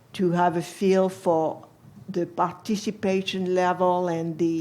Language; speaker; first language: English; non-native, fluent; French